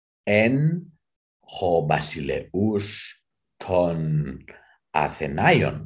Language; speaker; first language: Greek; non-native, fluent; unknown